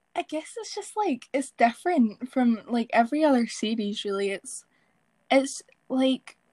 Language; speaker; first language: English; native; English